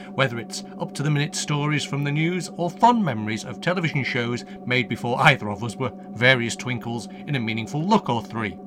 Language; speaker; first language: English; native; English